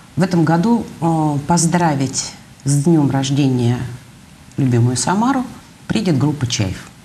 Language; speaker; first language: Russian; native; Russian